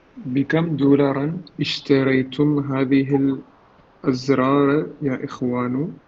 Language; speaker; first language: Arabic; non-native, learner; Tamil